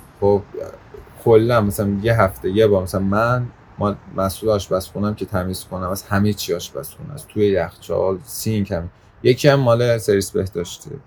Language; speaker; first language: Persian; non-native, local second language; Azerbaijani